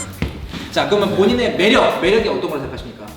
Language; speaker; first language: Korean; native; Korean